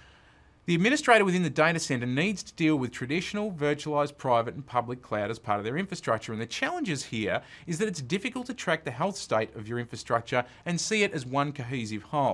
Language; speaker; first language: English; native; English